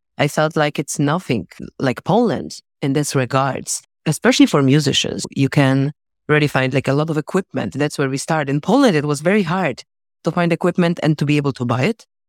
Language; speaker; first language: English; non-native, fluent; Polish